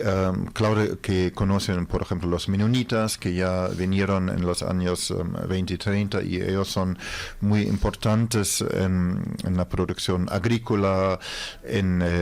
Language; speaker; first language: Spanish; non-native, fluent; German